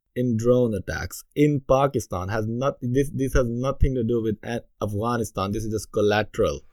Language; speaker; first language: English; non-native, local second language; Urdu